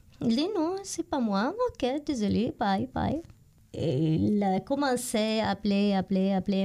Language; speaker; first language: French; non-native, learner; Arabic